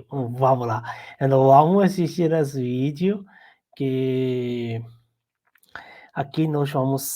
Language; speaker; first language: Portuguese; non-native, learner; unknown